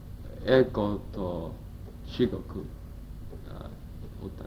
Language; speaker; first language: Japanese; non-native, learner; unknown